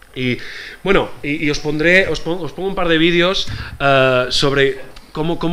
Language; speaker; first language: Spanish; native; Spanish